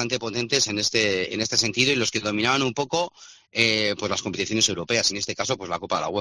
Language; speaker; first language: Spanish; native; Spanish